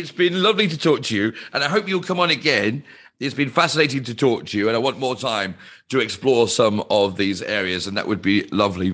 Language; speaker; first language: English; native; English